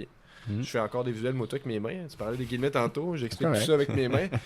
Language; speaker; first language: French; native; French